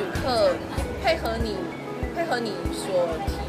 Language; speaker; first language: Chinese; native; Chinese